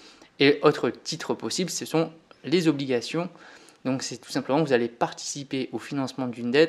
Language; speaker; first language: French; native; French